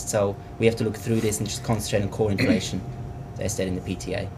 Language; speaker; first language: English; native; English